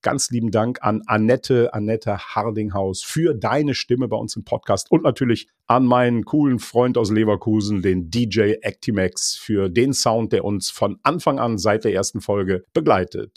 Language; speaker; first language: German; native; German